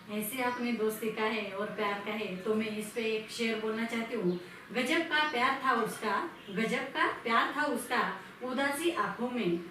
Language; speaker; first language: Hindi; non-native, local second language; Marathi